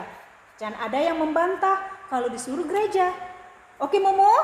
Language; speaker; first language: Indonesian; native; Indonesian